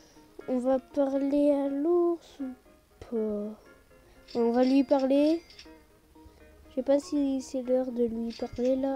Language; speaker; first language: French; native; French